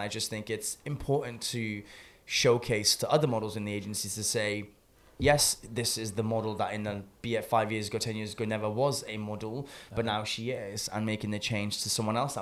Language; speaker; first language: English; native; English